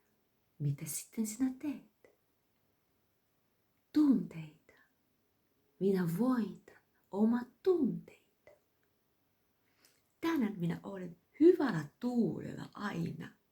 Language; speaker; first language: Finnish; non-native, fluent; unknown